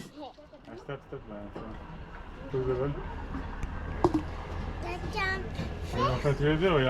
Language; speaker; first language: French; native; French